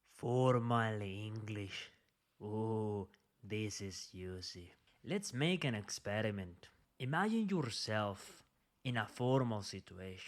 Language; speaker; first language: English; non-native, fluent; Spanish